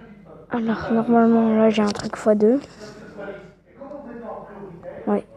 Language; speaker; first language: French; native; French